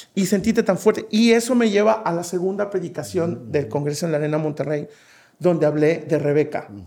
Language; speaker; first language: Spanish; native; Spanish